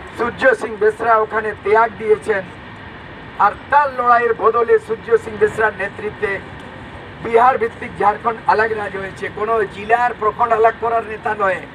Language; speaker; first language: Bangla; non-native, local second language; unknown